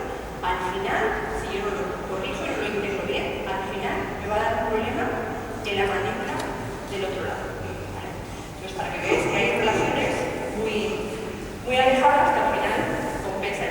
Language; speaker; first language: Spanish; native; Spanish